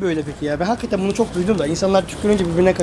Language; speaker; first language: Turkish; native; Turkish